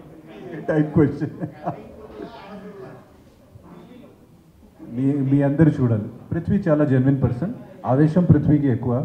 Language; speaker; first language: Telugu; non-native, fluent; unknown